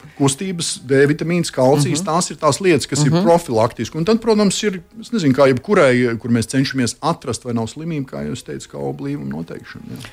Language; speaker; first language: Latvian; native; Latvian